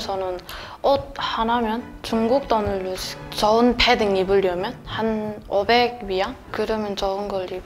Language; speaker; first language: Korean; native; Korean